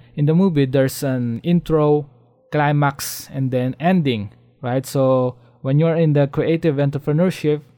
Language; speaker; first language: English; non-native, local second language; Filipino